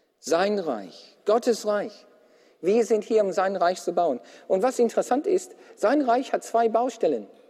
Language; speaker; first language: German; non-native, fluent; English